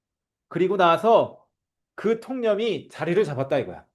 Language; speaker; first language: Korean; native; Korean